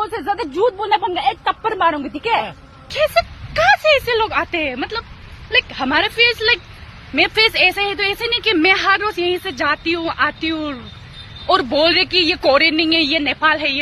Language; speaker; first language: Hindi; non-native, local second language; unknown